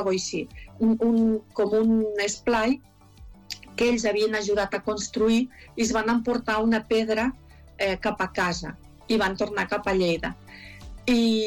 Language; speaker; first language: Catalan; native; Catalan